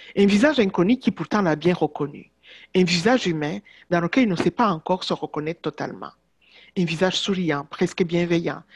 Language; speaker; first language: French; non-native, local second language; Kinyarwanda